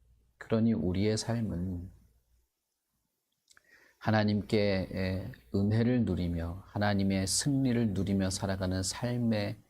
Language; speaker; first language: Korean; native; Korean